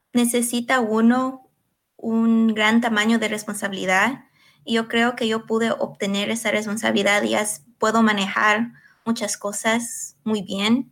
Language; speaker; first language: Spanish; early bilingual, heritage; Spanish